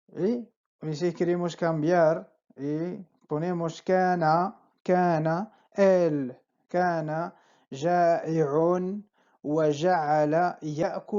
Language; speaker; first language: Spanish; non-native, fluent; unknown